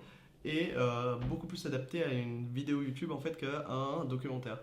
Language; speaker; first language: French; native; French